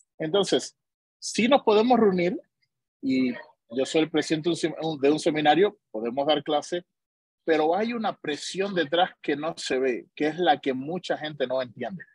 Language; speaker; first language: Spanish; native; Spanish